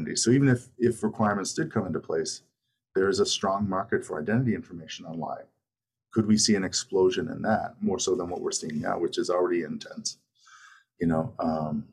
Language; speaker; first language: English; native; English